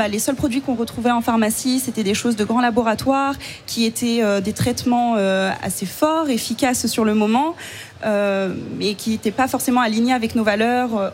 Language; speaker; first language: French; native; French